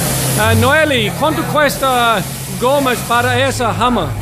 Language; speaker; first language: Spanish; non-native, learner; English